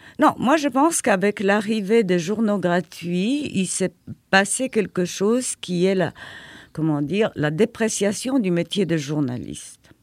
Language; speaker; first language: French; non-native, fluent; Polish